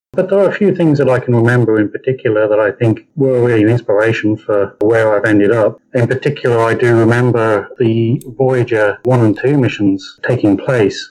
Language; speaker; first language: English; native; English